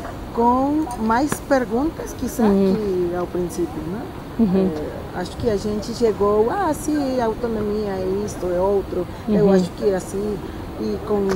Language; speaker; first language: Portuguese; non-native, fluent; Spanish